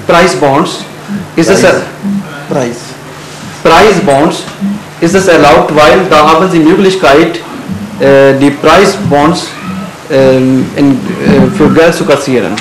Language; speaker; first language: German; non-native, fluent; Urdu